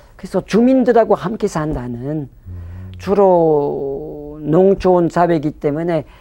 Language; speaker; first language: Korean; non-native, fluent; French